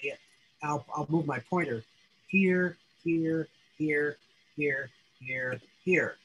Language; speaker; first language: English; native; English